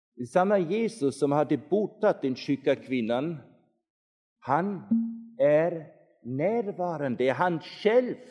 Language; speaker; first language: Swedish; non-native, fluent; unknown